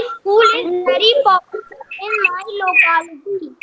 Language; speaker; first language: English; non-native, learner; Hindi